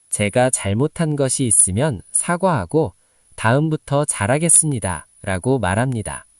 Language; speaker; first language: Korean; non-native, learner; Nepali